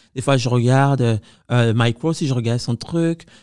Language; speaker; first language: French; non-native, fluent; Spanish